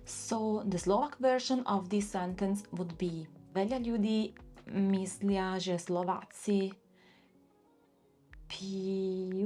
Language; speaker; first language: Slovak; non-native, learner; Italian